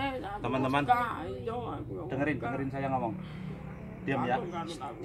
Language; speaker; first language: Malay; non-native, local second language; Javanese